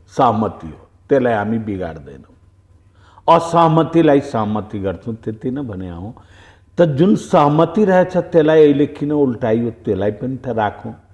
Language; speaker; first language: Nepali; non-native, local second language; Bhojpuri